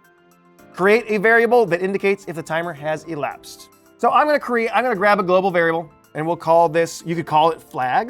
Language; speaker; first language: English; native; English